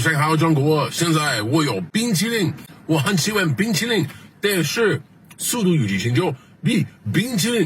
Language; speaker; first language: Chinese; non-native, learner; English